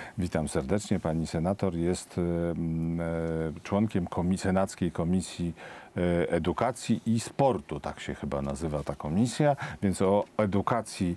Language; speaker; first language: Polish; native; Polish